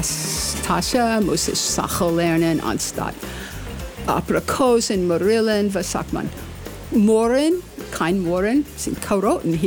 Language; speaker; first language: German; non-native, learner; English